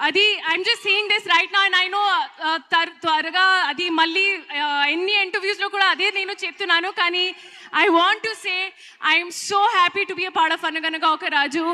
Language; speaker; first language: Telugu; non-native, learner; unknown